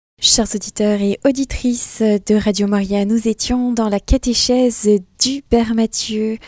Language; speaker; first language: French; native; French